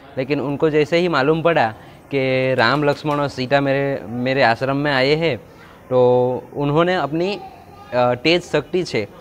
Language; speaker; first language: Hindi; non-native, local second language; Gujarati